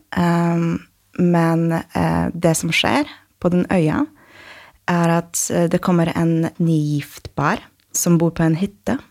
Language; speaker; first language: Norwegian; non-native, fluent; Polish